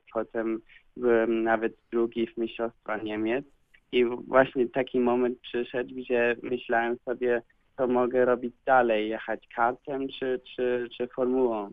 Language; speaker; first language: Polish; early bilingual, heritage; Polish